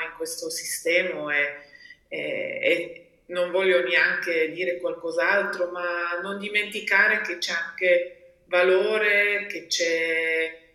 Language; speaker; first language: Italian; non-native, local second language; German